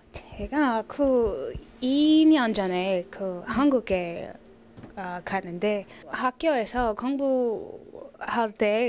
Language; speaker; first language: Korean; non-native, learner; English